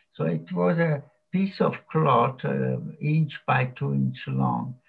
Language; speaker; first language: English; non-native, fluent; Slovak